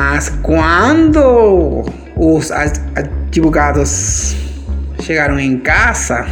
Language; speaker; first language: Portuguese; non-native, fluent; Spanish